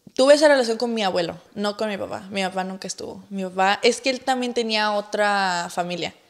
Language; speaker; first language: English; early bilingual, other home language; Spanish